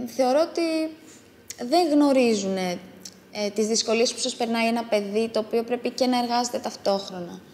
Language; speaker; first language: Greek; early bilingual, other home language; Amharic